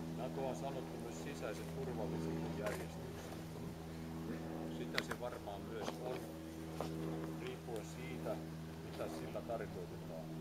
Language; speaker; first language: Finnish; native; Finnish